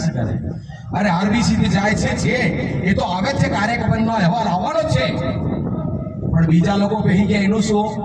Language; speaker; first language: Gujarati; non-native, local second language; Bhili